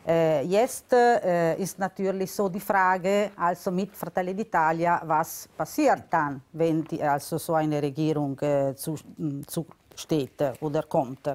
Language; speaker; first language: German; non-native, local second language; Italian